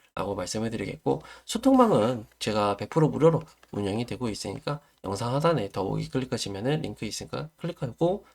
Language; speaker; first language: Korean; native; Korean